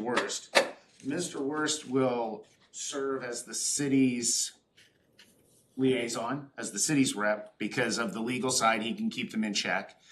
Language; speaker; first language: English; native; English